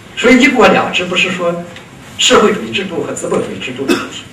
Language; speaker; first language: Chinese; native; Chinese